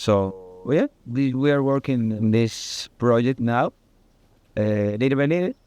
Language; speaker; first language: English; non-native, learner; Spanish